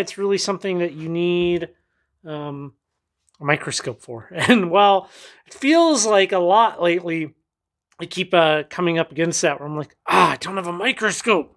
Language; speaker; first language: English; native; English